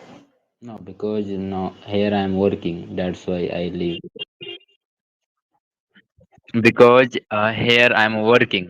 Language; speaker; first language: English; non-native, local second language; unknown